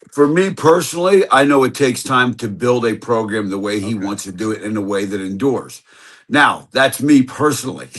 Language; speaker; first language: English; native; English